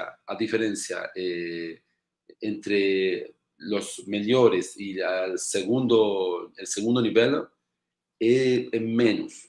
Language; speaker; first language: Portuguese; non-native, learner; Spanish